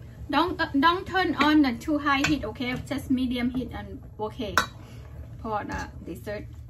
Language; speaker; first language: English; non-native, learner; Lao